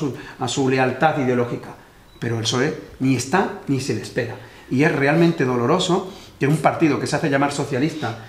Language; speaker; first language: Spanish; native; Spanish